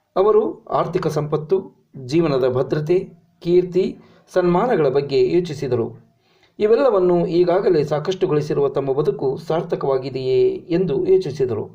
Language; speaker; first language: Kannada; native; Kannada